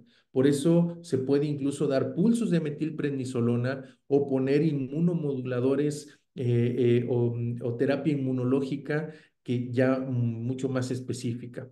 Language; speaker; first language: Spanish; native; Spanish